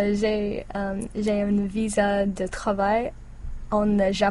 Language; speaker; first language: French; non-native, learner; English